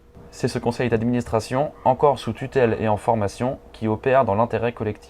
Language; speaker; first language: French; native; French